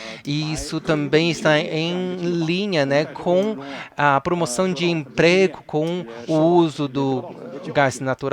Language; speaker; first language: Portuguese; non-native, fluent; Chinese